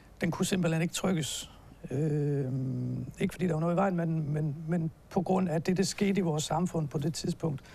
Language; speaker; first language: Danish; native; Danish